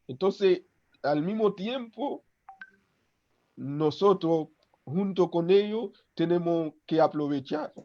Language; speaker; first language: Spanish; non-native, local second language; Haitian Creole